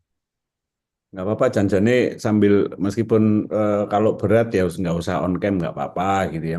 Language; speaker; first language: Indonesian; native; Indonesian